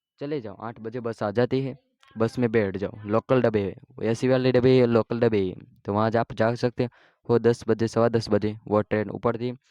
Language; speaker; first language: Hindi; non-native, local second language; Gujarati